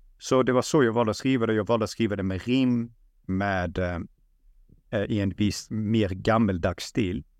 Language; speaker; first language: Swedish; early bilingual, other home language; Russian